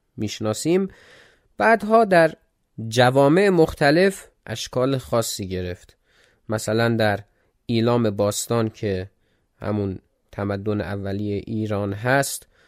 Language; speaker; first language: Persian; non-native, local second language; Azerbaijani